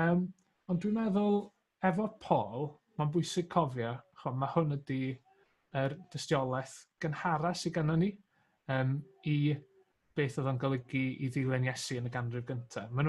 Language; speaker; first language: Welsh; native; Welsh